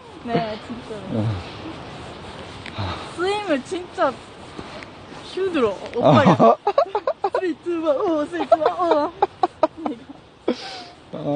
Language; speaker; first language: Korean; non-native, learner; Japanese